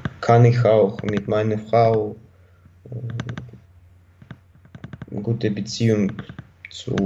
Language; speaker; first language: German; non-native, learner; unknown